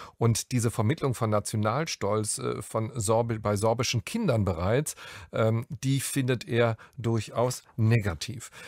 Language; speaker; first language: German; native; German